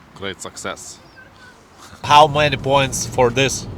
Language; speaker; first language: English; non-native, fluent; Lithuanian